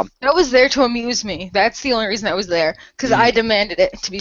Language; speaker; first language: English; native; English